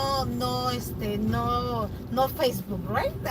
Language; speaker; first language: English; non-native, learner; Spanish